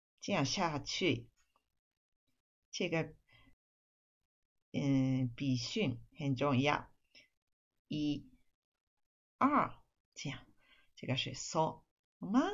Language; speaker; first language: Chinese; non-native, fluent; Japanese